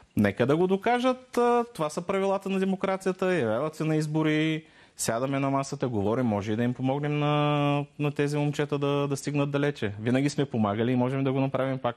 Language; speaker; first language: Bulgarian; non-native, local second language; Turkish